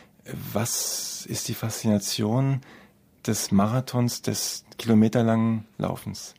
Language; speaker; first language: German; native; German